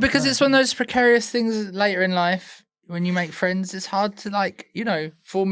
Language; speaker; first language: English; native; English